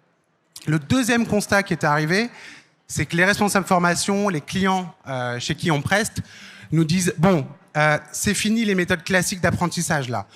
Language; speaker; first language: French; native; French